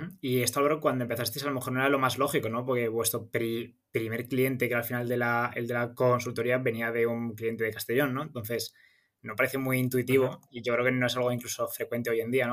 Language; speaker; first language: Spanish; native; Spanish